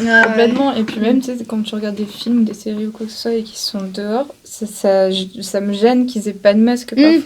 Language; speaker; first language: French; native; French